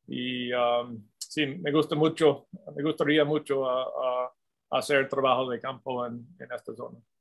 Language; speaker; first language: Spanish; non-native, fluent; English